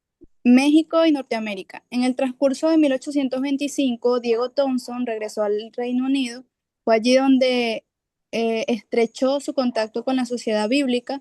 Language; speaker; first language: Spanish; native; Spanish